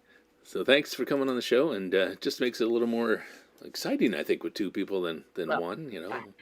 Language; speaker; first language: English; native; English